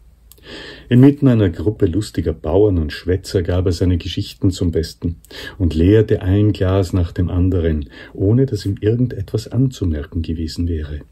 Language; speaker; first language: German; native; German